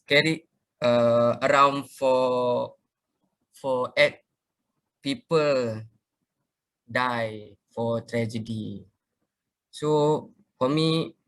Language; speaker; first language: English; non-native, learner; Malay